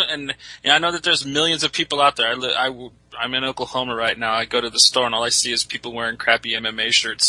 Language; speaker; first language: English; native; English